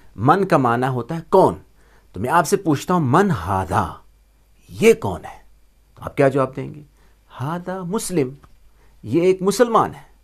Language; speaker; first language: Urdu; native; Urdu